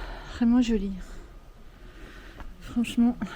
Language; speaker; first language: French; native; French